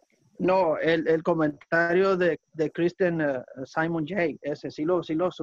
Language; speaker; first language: Spanish; native; Spanish